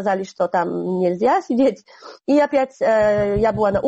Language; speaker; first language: Russian; non-native, fluent; Polish